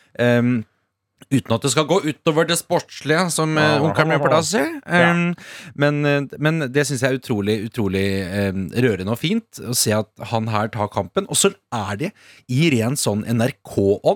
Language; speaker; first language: Norwegian; native; Norwegian